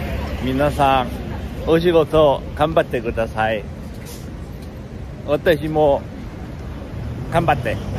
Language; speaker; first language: Japanese; non-native, learner; Korean